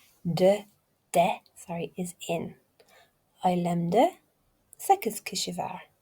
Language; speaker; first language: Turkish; non-native, learner; English